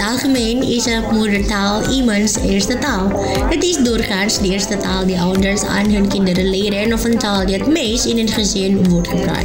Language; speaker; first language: Dutch; non-native, fluent; Indonesian